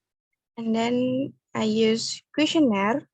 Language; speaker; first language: English; non-native, learner; Indonesian